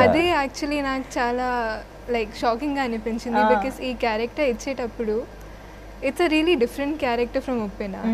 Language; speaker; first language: Telugu; non-native, learner; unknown